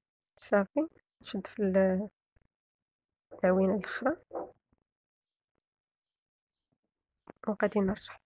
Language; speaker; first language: Arabic; native; Arabic